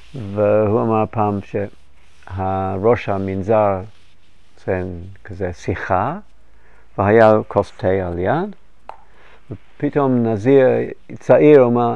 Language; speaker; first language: Hebrew; non-native, fluent; English